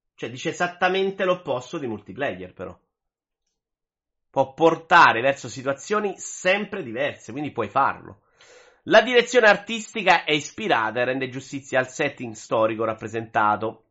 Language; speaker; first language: Italian; native; Italian